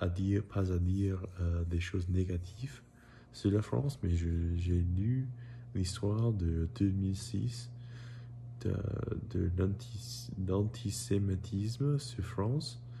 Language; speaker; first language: French; non-native, learner; English